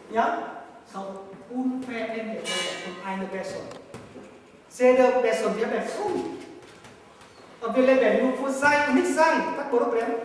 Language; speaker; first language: German; non-native, learner; Vietnamese